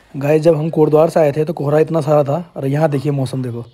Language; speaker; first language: Hindi; native; Hindi